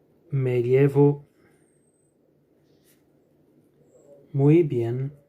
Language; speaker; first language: Spanish; non-native, fluent; English